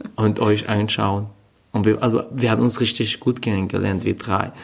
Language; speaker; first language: German; non-native, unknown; Arabic